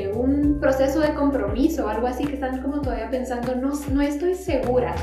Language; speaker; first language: Spanish; native; Spanish